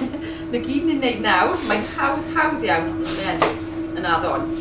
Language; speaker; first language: Welsh; non-native, learner; English